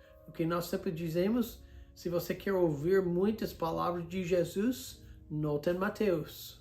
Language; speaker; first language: Portuguese; non-native, fluent; English